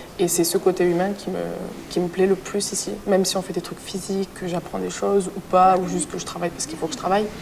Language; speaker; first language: French; native; French